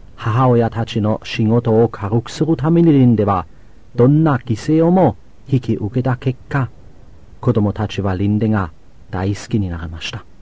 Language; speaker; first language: Japanese; non-native, fluent; German